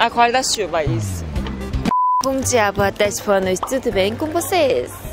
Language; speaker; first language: Portuguese; non-native, learner; Korean